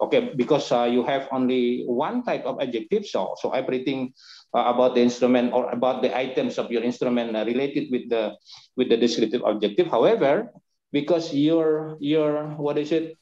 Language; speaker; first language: English; non-native, fluent; Indonesian